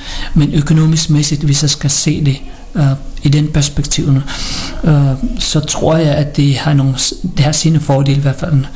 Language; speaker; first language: Danish; early bilingual, other home language; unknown